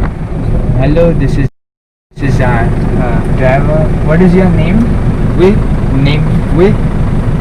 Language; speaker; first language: English; non-native, fluent; Hindi